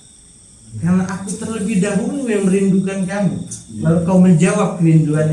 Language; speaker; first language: Indonesian; native; Indonesian